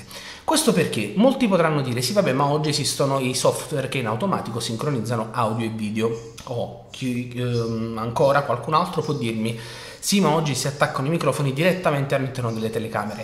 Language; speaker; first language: Italian; native; Italian